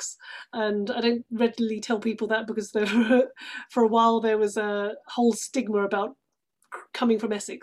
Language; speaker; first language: English; native; English